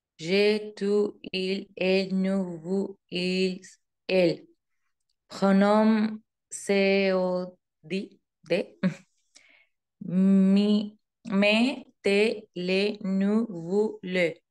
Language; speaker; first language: French; non-native, learner; Spanish